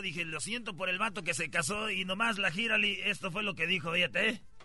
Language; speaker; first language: Spanish; native; Spanish